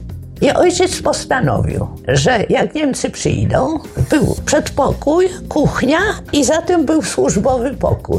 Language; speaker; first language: Polish; native; Polish